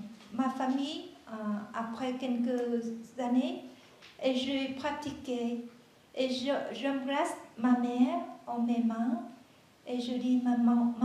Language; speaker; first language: French; non-native, learner; Vietnamese